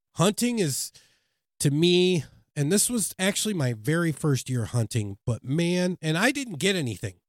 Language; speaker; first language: English; native; English